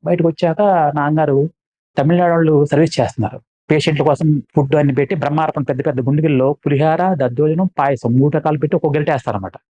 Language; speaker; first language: Telugu; non-native, local second language; Malayalam